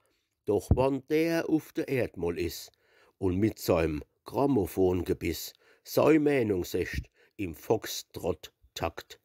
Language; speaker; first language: German; native; German